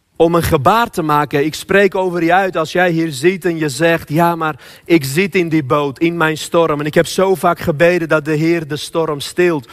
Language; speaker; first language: Dutch; non-native, fluent; Armenian